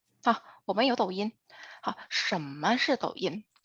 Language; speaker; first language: Chinese; non-native, fluent; Indonesian